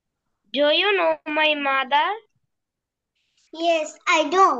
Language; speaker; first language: English; non-native, learner; Bangla